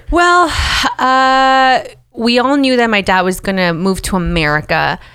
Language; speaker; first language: English; early bilingual, other home language; Spanish